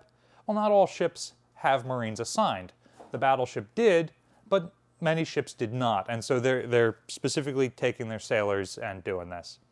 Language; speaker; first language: English; native; English